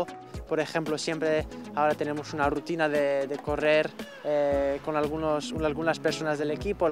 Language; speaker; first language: Spanish; non-native, fluent; French